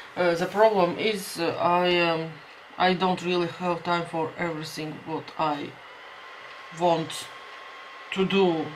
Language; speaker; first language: English; non-native, fluent; Latvian